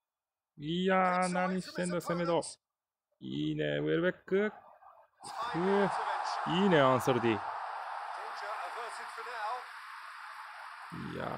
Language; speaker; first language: Japanese; native; Japanese